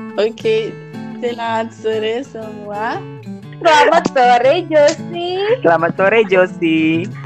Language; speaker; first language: English; non-native, fluent; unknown